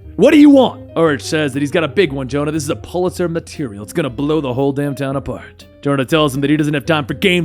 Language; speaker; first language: English; native; English